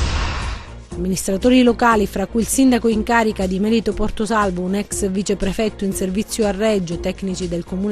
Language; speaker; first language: Italian; native; Italian